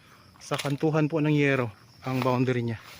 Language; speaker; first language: Filipino; native; Filipino